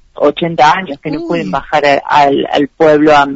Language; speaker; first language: Spanish; native; Spanish